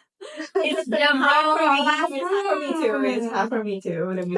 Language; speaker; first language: English; non-native, learner; Thai